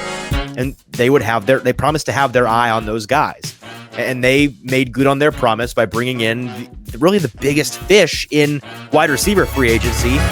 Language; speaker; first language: English; native; English